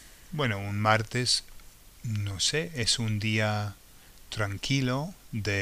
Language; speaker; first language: Spanish; non-native, fluent; English